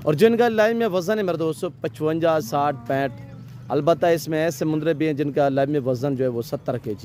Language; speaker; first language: Hindi; non-native, local second language; Saraiki